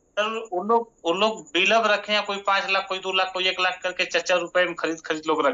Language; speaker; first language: Hindi; native; Hindi